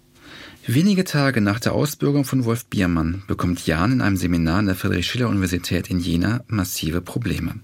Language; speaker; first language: German; native; German